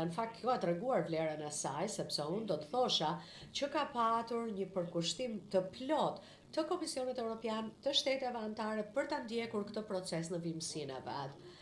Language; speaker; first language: Albanian; non-native, fluent; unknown